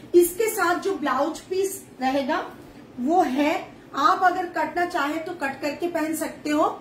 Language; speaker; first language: Hindi; non-native, local second language; Bangla